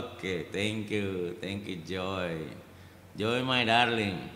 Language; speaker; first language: English; non-native, learner; Indonesian